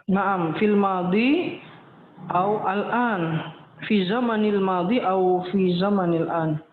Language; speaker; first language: Arabic; non-native, fluent; Indonesian